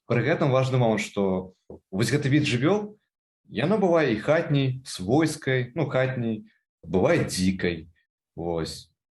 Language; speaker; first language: Belarusian; non-native, local second language; Russian